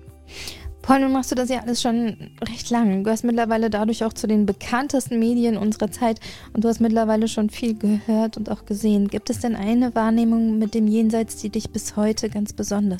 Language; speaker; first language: German; native; German